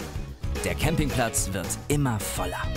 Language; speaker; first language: German; native; German